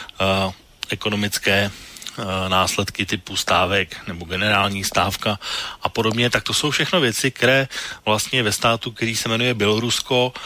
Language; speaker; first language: Czech; native; Czech